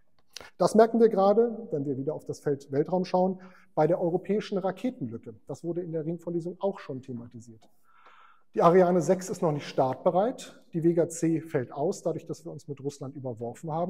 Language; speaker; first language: German; native; German